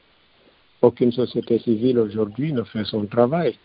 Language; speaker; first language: French; non-native, local second language; Fula